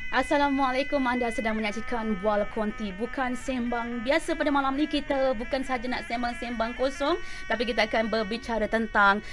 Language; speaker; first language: Malay; native; Malay